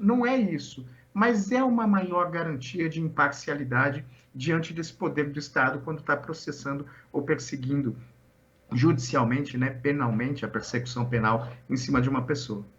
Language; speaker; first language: Portuguese; native; Portuguese